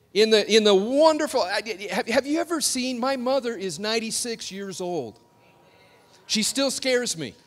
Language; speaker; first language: English; native; English